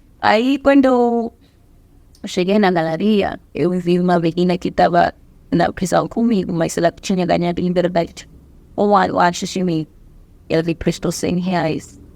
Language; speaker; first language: Portuguese; non-native, fluent; Zulu